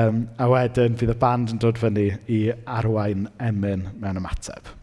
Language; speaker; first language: Welsh; native; Welsh